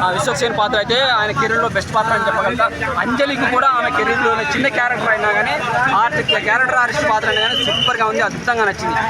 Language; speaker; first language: Telugu; native; Telugu